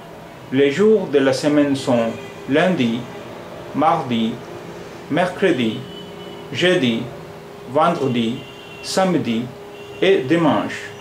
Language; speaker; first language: French; non-native, fluent; Urdu